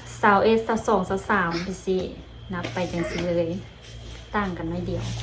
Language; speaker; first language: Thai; non-native, learner; Lao